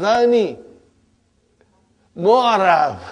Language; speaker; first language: Arabic; non-native, fluent; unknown